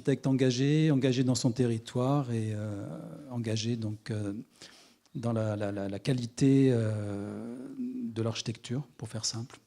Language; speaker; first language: French; native; French